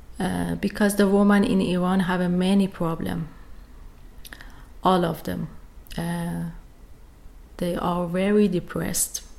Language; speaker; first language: English; non-native, learner; Persian